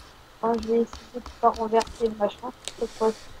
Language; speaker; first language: French; native; French